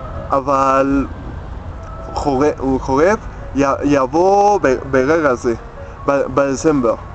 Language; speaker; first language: Hebrew; non-native, learner; Spanish